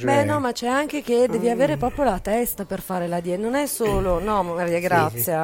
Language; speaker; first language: Italian; native; Italian